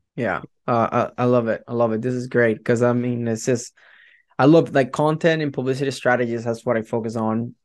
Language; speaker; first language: English; non-native, fluent; Spanish